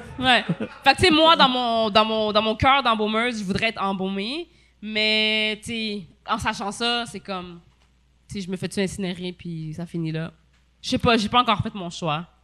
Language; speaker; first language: French; native; French